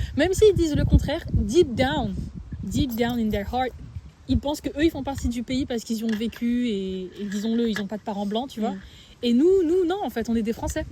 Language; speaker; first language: French; native; French